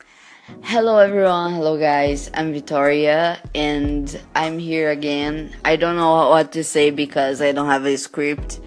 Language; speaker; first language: English; non-native, learner; Portuguese